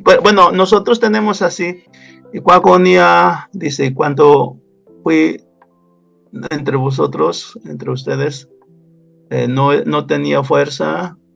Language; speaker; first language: Spanish; non-native, local second language; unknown